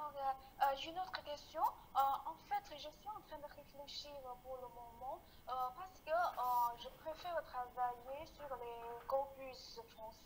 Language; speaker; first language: French; non-native, fluent; Chinese